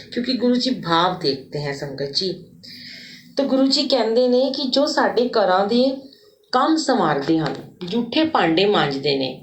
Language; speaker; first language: Hindi; non-native, local second language; Punjabi